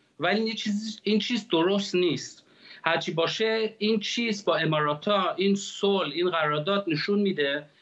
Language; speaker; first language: Persian; early bilingual, heritage; Persian